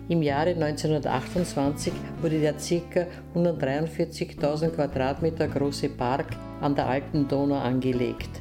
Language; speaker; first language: German; native; German